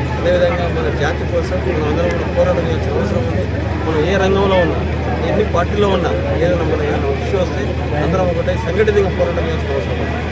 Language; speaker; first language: Telugu; non-native, local second language; Lambadi